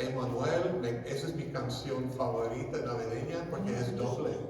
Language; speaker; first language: Spanish; non-native, fluent; English